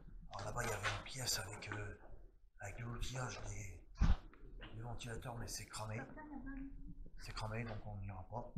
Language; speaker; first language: French; native; French